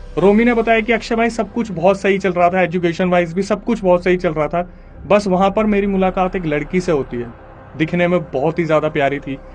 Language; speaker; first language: Hindi; native; Hindi